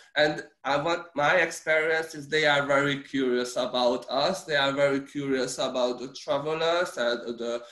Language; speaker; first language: English; early bilingual, other home language; Hungarian